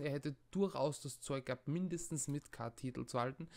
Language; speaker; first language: German; native; German